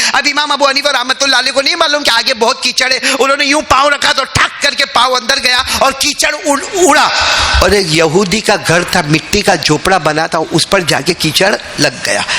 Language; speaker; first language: Urdu; native; Urdu